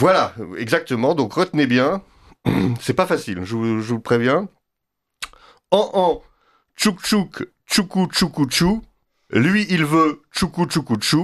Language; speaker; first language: French; native; French